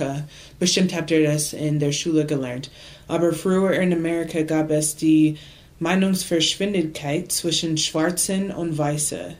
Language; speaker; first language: German; non-native, learner; English